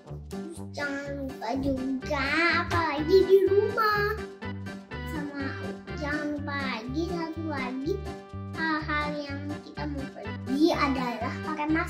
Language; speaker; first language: Indonesian; early bilingual, heritage; Indonesian